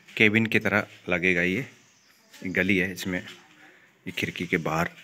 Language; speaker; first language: Hindi; non-native, local second language; Kok Borok